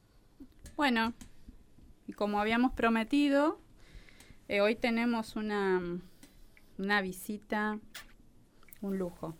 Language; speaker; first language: Spanish; native; Spanish